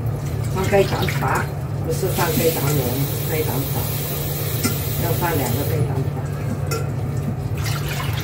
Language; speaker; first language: Chinese; non-native, local second language; Cantonese